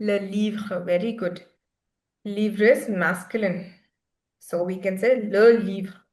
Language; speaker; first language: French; non-native, fluent; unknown